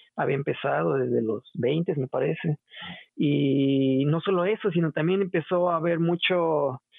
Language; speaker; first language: Spanish; native; Spanish